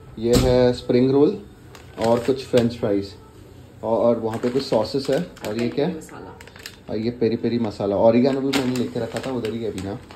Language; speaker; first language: Hindi; native; Hindi